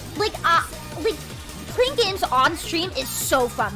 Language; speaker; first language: English; native; English